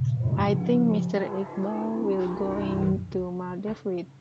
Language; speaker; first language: English; non-native, learner; Indonesian